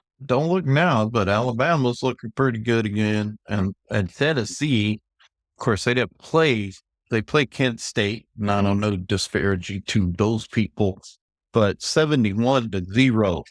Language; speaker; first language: English; native; English